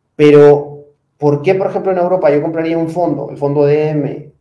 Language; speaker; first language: Spanish; native; Spanish